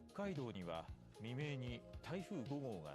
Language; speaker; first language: Japanese; native; Japanese